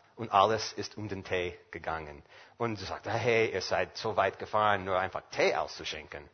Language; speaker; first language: German; non-native, fluent; English